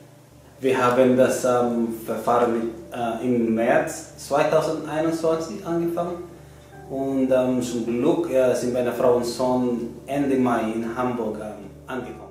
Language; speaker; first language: German; non-native, learner; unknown